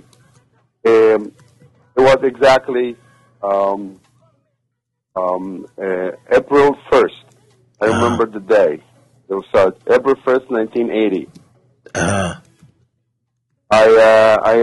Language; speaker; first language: English; non-native, learner; Arabic